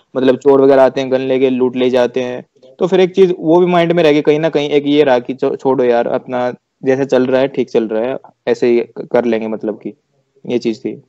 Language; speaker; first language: Hindi; native; Hindi